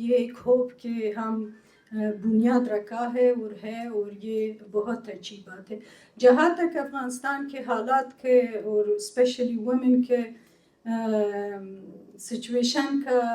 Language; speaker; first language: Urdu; non-native, fluent; Persian